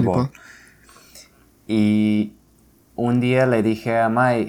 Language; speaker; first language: Spanish; non-native, fluent; English